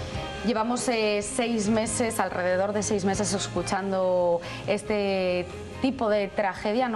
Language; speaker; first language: Spanish; native; Spanish